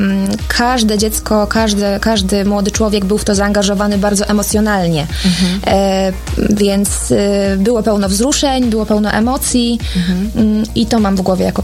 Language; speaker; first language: Polish; native; Polish